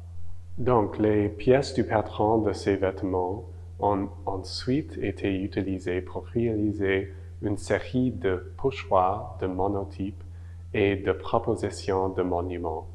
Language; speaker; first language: French; non-native, local second language; English